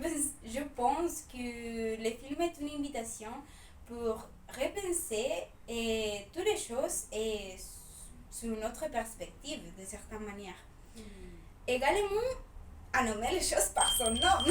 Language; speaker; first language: French; non-native, fluent; Spanish